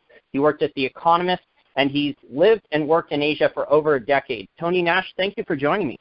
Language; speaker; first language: English; native; English